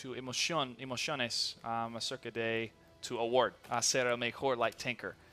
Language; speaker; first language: Spanish; non-native, learner; English